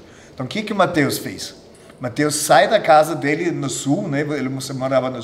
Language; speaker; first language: Portuguese; non-native, fluent; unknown